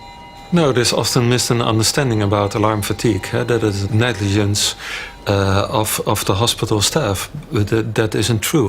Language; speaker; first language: English; non-native, fluent; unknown